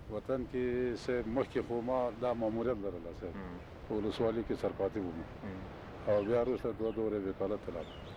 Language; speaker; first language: Pashto; non-native, local second language; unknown